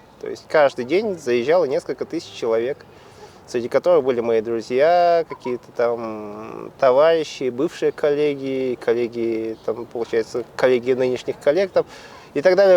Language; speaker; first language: Russian; native; Russian